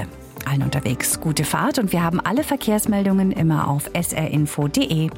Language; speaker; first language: German; native; German